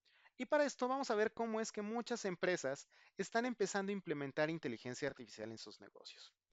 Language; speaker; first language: Spanish; native; Spanish